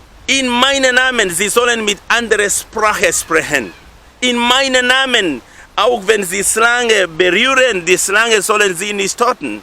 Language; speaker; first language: German; non-native, learner; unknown